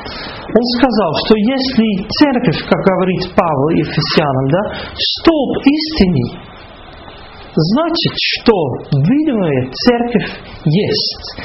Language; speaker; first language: Russian; non-native, fluent; Dutch